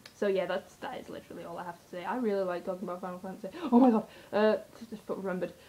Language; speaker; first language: English; native; English